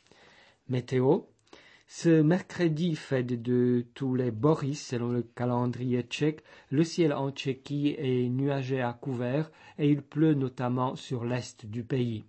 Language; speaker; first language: French; native; French